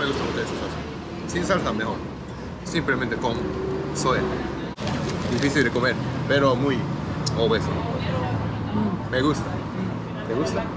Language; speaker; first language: Spanish; non-native, learner; Japanese